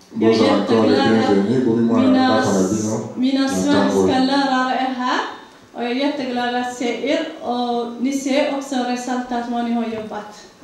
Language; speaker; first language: Swedish; non-native, learner; Lingala